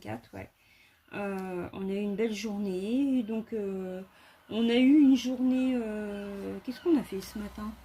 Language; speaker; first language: French; native; French